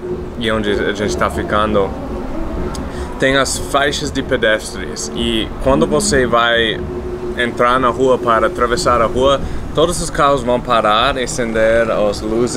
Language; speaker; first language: Portuguese; non-native, fluent; English